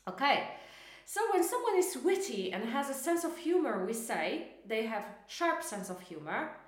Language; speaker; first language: English; non-native, fluent; Polish